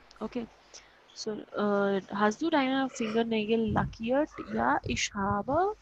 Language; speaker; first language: German; non-native, fluent; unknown